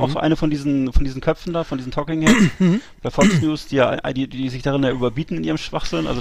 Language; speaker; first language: German; native; German